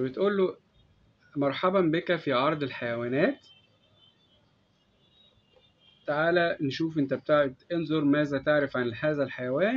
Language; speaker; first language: Arabic; native; Arabic